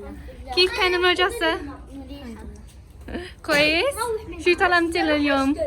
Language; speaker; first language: Arabic; non-native, learner; English